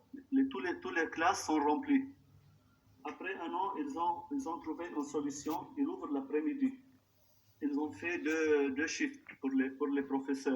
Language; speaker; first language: French; non-native, local second language; Arabic